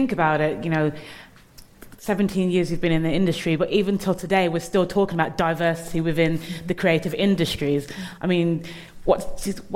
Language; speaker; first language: English; native; English